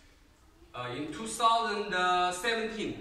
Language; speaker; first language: English; non-native, learner; Chinese